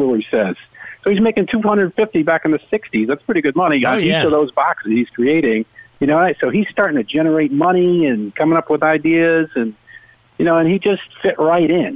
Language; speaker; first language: English; native; English